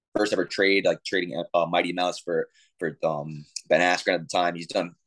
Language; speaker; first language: English; native; English